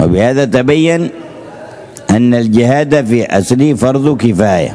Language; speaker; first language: Arabic; native; Arabic